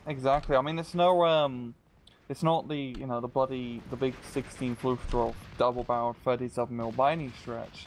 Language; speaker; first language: English; native; English